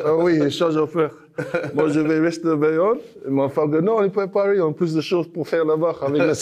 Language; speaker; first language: French; non-native, learner; English